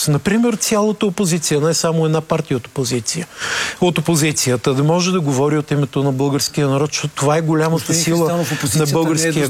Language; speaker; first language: Bulgarian; native; Bulgarian